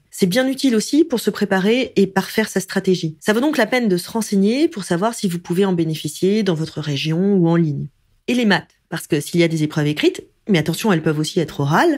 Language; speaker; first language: French; native; French